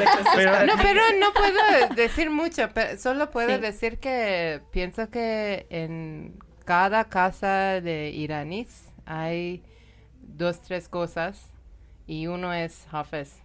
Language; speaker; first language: Spanish; non-native, learner; Persian